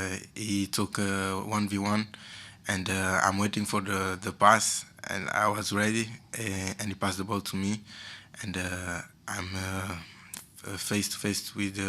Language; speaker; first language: English; non-native, fluent; Portuguese